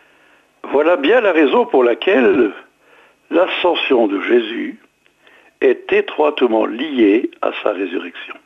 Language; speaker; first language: French; native; French